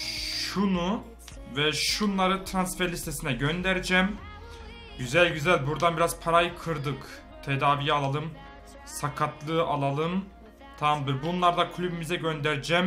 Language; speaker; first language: Turkish; native; Turkish